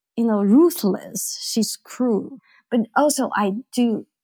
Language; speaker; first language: English; non-native, fluent; Chinese